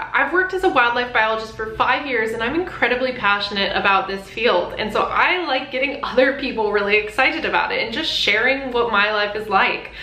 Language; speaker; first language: English; native; English